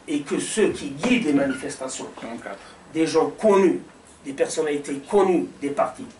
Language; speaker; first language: French; non-native, local second language; Arabic